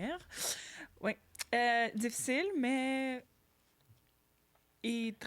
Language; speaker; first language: French; non-native, learner; Ukrainian